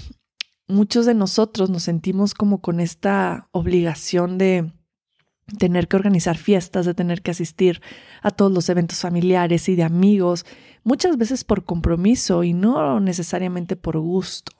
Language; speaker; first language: Spanish; native; Spanish